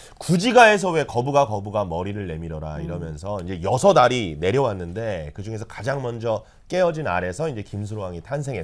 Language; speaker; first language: Korean; native; Korean